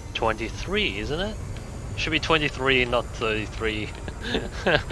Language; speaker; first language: English; non-native, local second language; Cantonese